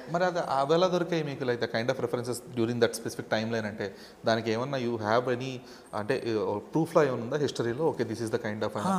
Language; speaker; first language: Telugu; native; Telugu